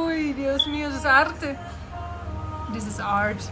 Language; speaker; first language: Spanish; non-native, fluent; German